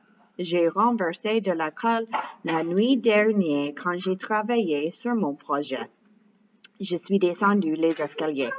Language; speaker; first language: French; non-native, fluent; English